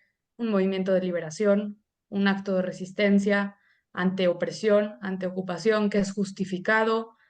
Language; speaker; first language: Spanish; native; Spanish